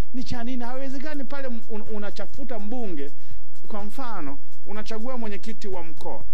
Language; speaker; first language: Swahili; native; Swahili